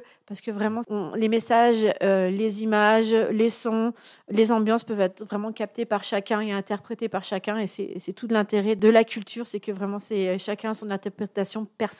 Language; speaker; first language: French; native; French